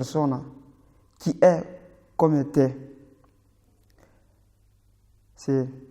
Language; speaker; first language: Italian; non-native, learner; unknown